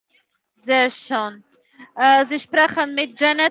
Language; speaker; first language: German; non-native, learner; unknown